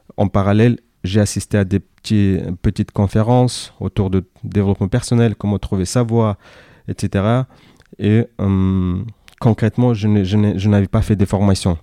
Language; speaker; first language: French; non-native, fluent; Kyrgyz